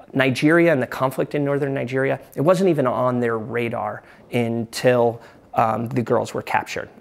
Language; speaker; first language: English; native; English